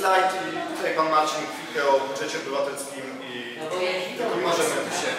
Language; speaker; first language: Polish; native; Polish